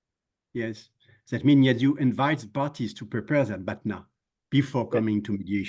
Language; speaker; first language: English; non-native, fluent; French